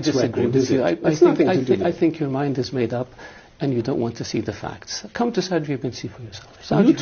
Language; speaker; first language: English; non-native, fluent; Arabic